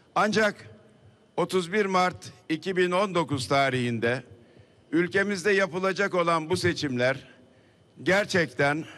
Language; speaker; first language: Turkish; native; Turkish